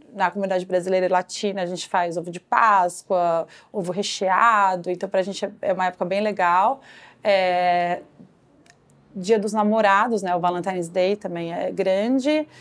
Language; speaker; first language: Portuguese; native; Portuguese